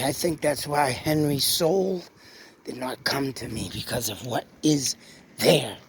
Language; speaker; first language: English; native; English